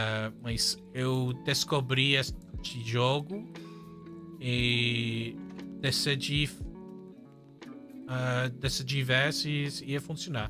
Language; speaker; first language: Portuguese; non-native, fluent; English